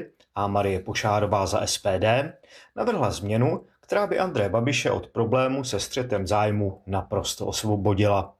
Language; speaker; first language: Czech; native; Czech